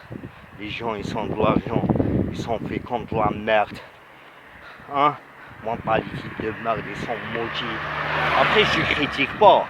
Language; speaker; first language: French; non-native, local second language; Arabic